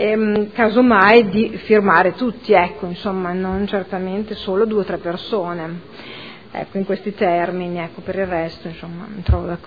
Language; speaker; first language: Italian; native; Italian